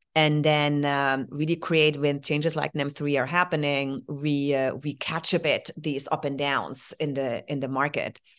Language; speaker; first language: English; non-native, fluent; German